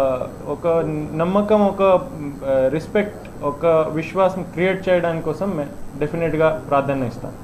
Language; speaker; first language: Telugu; non-native, learner; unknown